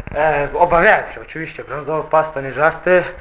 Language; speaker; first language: Polish; non-native, fluent; Chechen